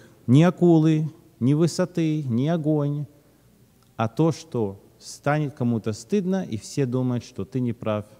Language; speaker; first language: Russian; early bilingual, heritage; Russian